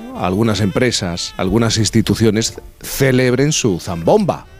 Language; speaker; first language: Spanish; native; Spanish